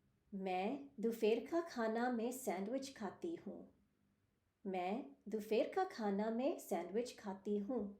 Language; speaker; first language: Hindi; early bilingual, heritage; Hindi